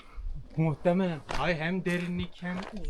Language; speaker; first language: Turkish; native; Turkish